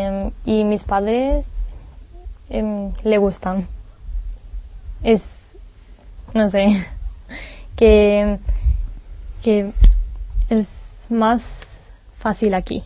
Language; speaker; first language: Spanish; non-native, learner; Hebrew